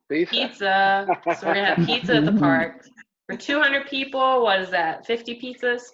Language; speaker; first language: English; native; English